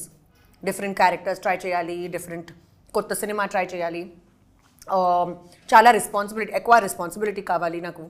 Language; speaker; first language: Telugu; non-native, fluent; Hindi